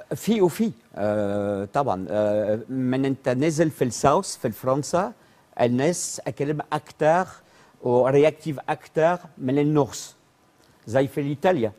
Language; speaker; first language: Arabic; non-native, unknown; French